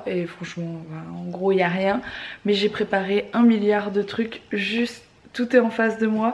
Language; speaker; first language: French; native; French